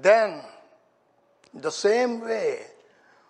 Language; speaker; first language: English; non-native, local second language; Telugu